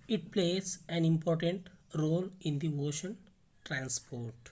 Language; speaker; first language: English; non-native, local second language; Kannada